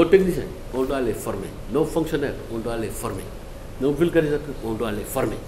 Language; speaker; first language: French; non-native, local second language; Wolof